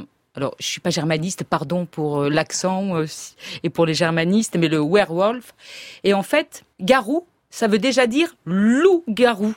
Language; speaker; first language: French; native; French